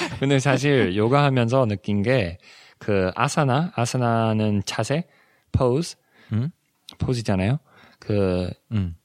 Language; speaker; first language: Korean; non-native, fluent; English